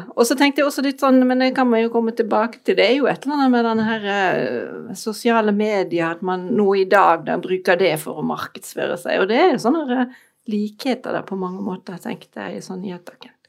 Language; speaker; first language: Norwegian; non-native, fluent; German